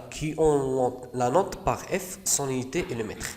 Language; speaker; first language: French; non-native, local second language; Arabic